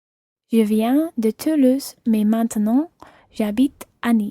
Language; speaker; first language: French; non-native, learner; English